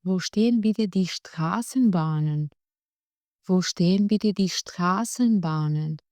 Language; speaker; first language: German; non-native, fluent; Albanian